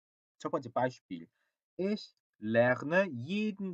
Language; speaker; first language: German; non-native, fluent; Korean